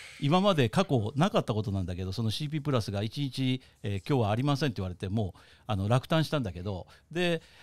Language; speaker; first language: Japanese; native; Japanese